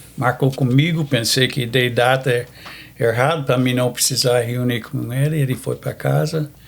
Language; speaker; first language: Portuguese; non-native, fluent; English